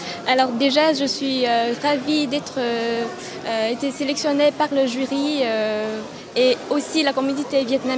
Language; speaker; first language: French; non-native, fluent; Vietnamese